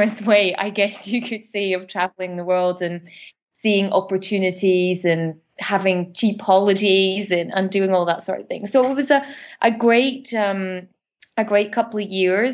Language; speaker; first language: English; native; English